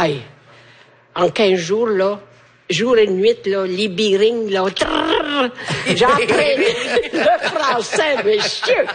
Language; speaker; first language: French; native; French